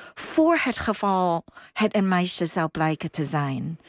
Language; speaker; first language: Dutch; non-native, fluent; Cantonese